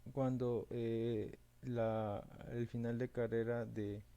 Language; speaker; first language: Spanish; native; Spanish